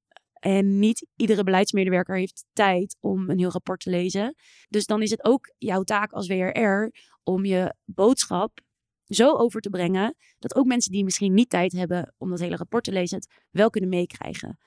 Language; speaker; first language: Dutch; native; Dutch